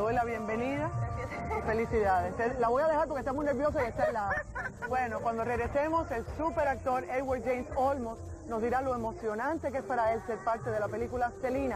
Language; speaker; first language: Spanish; native; Spanish